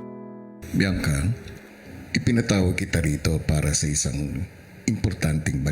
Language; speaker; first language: Filipino; native; Filipino